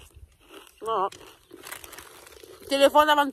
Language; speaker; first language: French; native; French